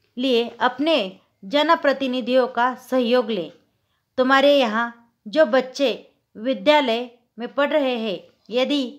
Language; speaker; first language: Hindi; non-native, local second language; Marathi